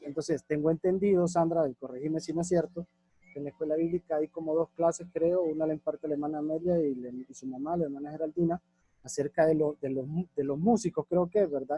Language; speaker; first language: Spanish; native; Spanish